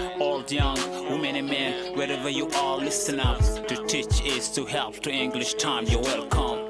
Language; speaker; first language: English; non-native, learner; Fula